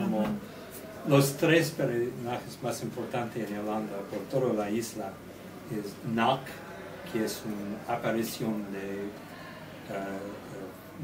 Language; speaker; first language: Spanish; non-native, learner; English